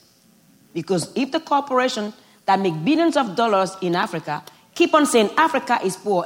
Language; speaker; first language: English; non-native, fluent; Fon